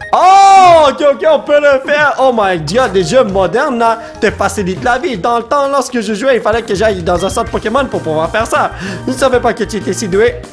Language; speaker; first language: French; native; French